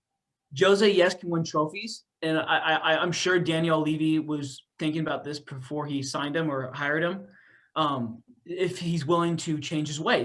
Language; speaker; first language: English; native; English